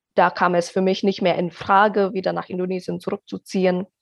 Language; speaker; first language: German; non-native, fluent; Indonesian